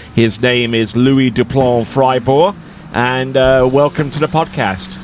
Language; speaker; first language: English; native; English